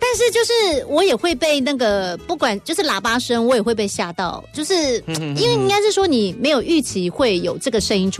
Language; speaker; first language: Chinese; native; Chinese